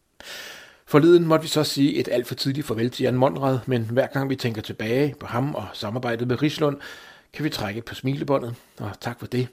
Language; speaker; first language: Danish; native; Danish